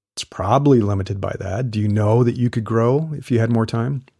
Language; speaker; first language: English; native; English